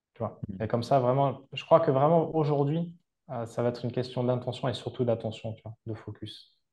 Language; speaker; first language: French; native; French